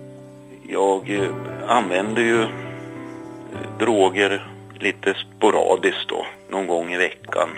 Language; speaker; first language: Swedish; native; Swedish